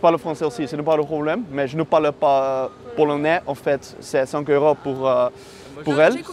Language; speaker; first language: French; non-native, learner; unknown